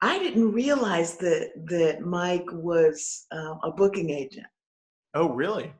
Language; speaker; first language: English; native; English